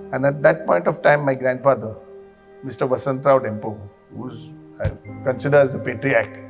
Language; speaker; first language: English; non-native, local second language; Konkani